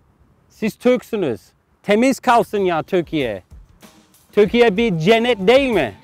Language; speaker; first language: Turkish; non-native, learner; English